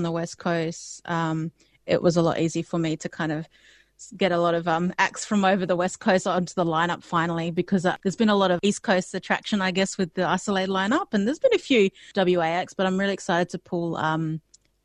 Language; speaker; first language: English; native; English